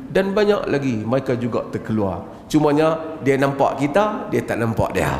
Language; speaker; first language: Malay; native; Malay